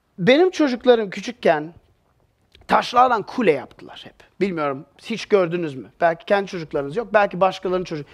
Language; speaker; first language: Turkish; native; Turkish